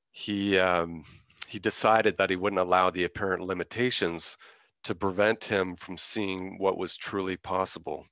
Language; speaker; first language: English; native; English